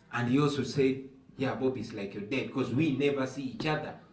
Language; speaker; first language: English; non-native, local second language; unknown